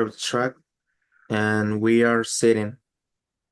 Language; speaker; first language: English; non-native, learner; Spanish